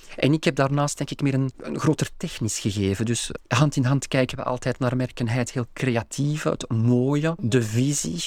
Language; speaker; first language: Dutch; native; Dutch